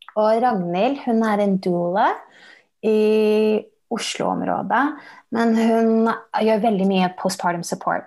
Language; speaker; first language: Norwegian; early bilingual, heritage; English